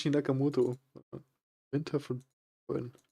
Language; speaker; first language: German; native; German